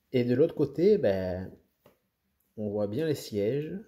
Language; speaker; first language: French; native; French